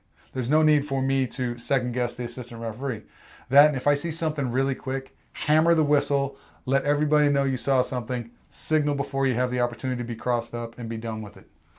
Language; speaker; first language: English; native; English